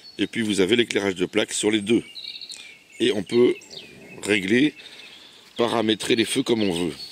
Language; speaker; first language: French; native; French